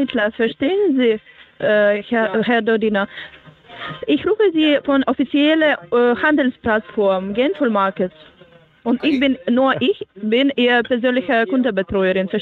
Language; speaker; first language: German; non-native, learner; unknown